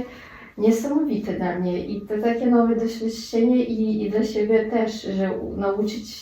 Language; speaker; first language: Polish; non-native, fluent; Russian